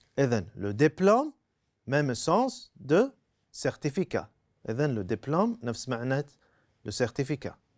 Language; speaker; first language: French; non-native, fluent; Arabic